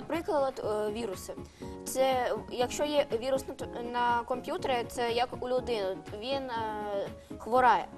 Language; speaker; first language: Ukrainian; non-native, local second language; Russian